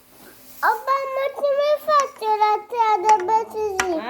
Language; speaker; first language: Italian; early bilingual, other home language; Albanian